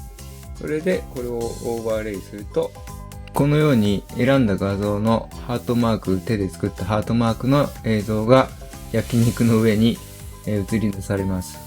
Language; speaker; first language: Japanese; native; Japanese